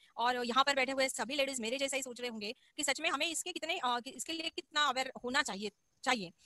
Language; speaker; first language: Hindi; non-native, local second language; Marathi